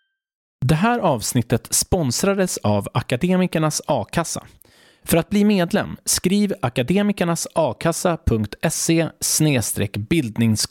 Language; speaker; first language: Swedish; native; Swedish